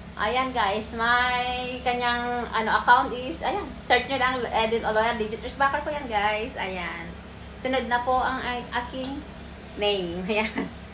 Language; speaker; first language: Filipino; non-native, local second language; Bikol